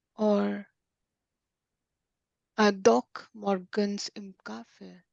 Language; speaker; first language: German; non-native, learner; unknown